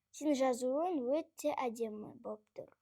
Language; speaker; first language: Kazakh; non-native, local second language; Russian